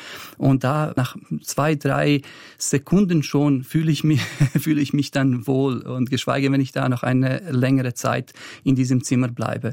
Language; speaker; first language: German; early bilingual, other home language; Bosnian